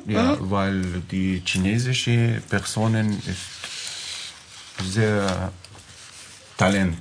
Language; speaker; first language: German; non-native, learner; Arabic